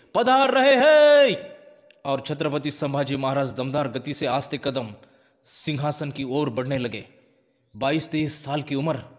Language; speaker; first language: Hindi; non-native, local second language; Marathi